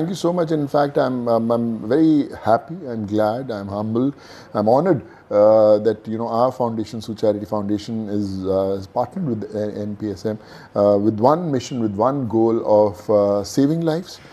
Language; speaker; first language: English; non-native, local second language; Punjabi